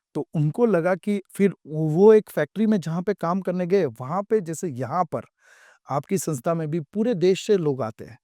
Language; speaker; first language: Hindi; non-native, local second language; Gujarati